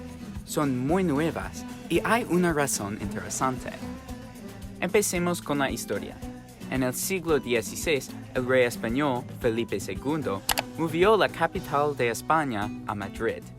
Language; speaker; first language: Spanish; non-native, learner; English